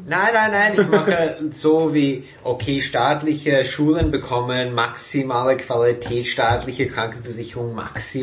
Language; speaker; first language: German; non-native, fluent; English